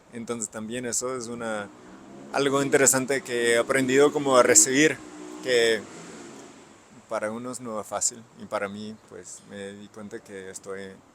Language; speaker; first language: Spanish; non-native, fluent; English